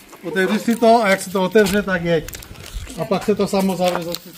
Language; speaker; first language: Czech; native; Czech